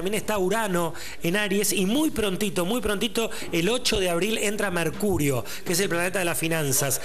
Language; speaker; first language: Spanish; native; Spanish